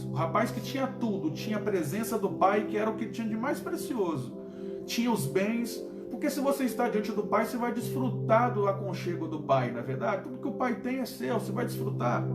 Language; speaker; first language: Portuguese; native; Portuguese